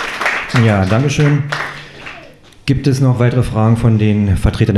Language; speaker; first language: German; native; German